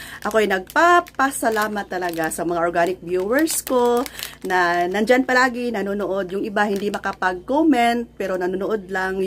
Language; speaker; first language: Filipino; non-native, local second language; Cebuano